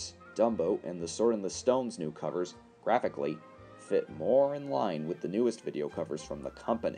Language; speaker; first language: English; native; English